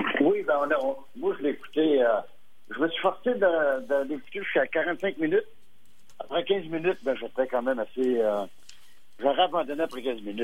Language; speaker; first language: French; native; French